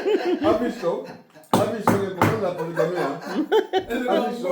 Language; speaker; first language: Italian; non-native, fluent; French